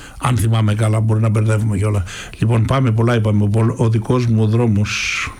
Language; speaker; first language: Greek; native; Greek